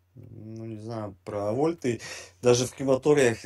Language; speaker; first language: Russian; native; Russian